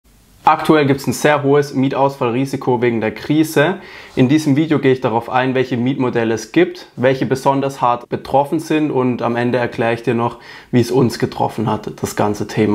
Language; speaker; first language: German; native; German